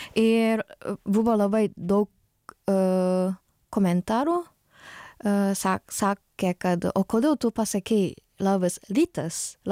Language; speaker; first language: Lithuanian; non-native, learner; Japanese